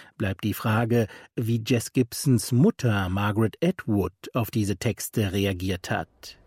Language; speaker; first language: German; native; German